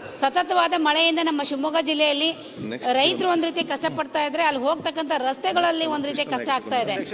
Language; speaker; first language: Kannada; native; Kannada